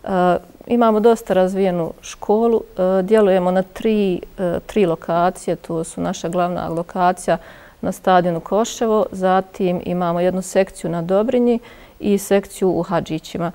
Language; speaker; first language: Croatian; native; Croatian